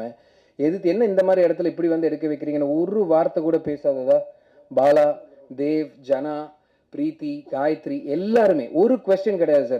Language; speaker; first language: Tamil; native; Tamil